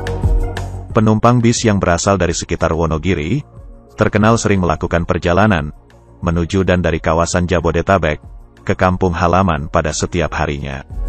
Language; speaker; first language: Indonesian; native; Indonesian